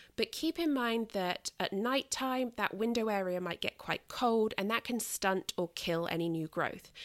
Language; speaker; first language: English; native; English